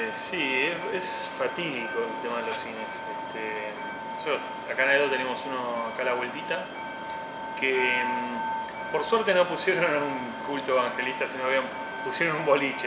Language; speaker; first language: Spanish; native; Spanish